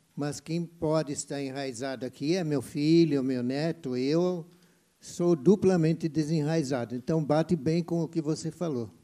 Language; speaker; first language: Portuguese; non-native, fluent; German